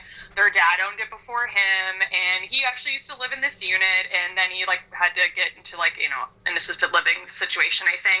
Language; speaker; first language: English; native; English